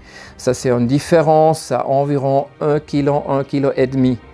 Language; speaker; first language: French; non-native, learner; German